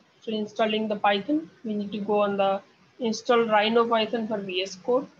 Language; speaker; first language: English; non-native, local second language; Nepali